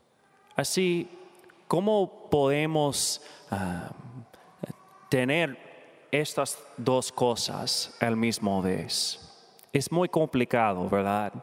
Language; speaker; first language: Spanish; non-native, learner; English